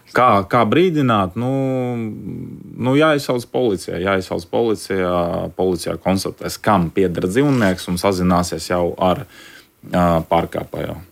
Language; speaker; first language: Latvian; native; Latvian